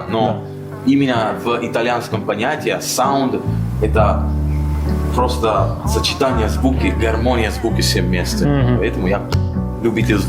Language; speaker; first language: Russian; non-native, fluent; Italian